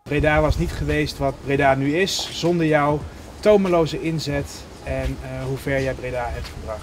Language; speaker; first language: Dutch; native; Dutch